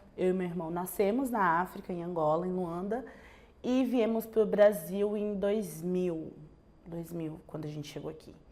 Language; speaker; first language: Portuguese; early bilingual, other home language; French